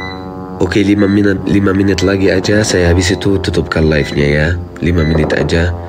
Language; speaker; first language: Indonesian; non-native, fluent; Arabic